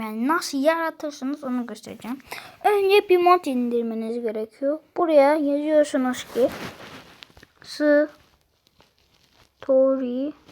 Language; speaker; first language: Turkish; native; Turkish